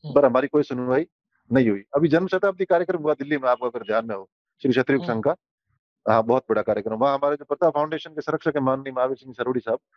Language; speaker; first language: Hindi; native; Hindi